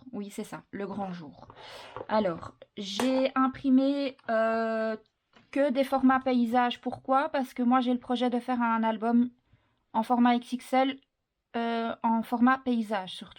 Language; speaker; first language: French; native; French